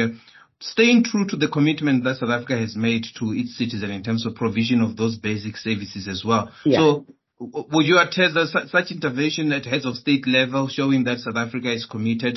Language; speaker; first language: English; non-native, local second language; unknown